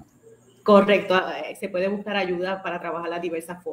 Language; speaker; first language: Spanish; native; Spanish